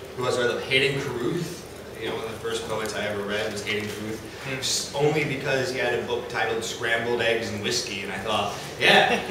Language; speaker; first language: English; native; English